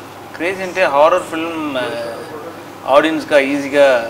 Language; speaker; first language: Telugu; non-native, learner; Tamil